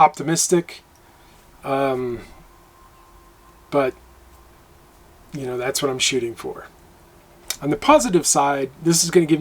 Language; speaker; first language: English; native; English